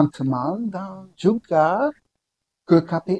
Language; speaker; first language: Indonesian; non-native, learner; Dutch